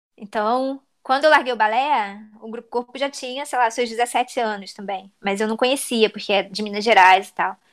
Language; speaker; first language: Portuguese; native; Portuguese